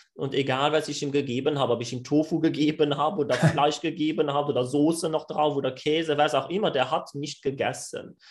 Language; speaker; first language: German; non-native, fluent; French